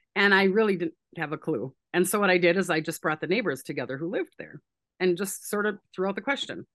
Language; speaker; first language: English; native; English